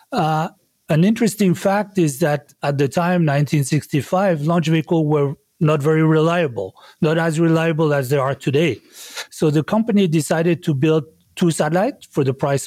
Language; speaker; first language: English; non-native, fluent; French